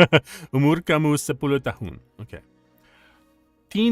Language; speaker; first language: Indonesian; non-native, learner; English